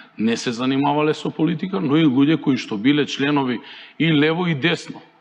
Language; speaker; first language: Macedonian; native; Macedonian